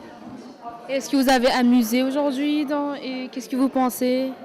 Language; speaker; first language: French; non-native, fluent; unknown